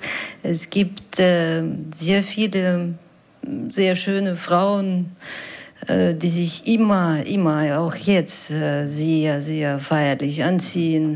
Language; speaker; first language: German; non-native, fluent; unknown